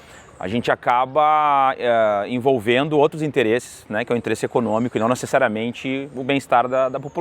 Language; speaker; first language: Portuguese; native; Portuguese